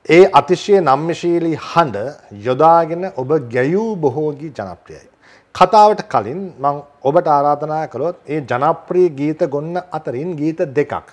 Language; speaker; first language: Sinhala; native; Sinhala